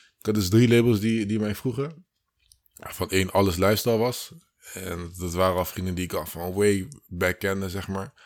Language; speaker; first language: Dutch; early bilingual, other home language; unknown